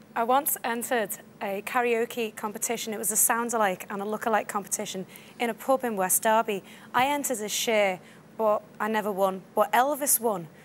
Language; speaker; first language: English; native; English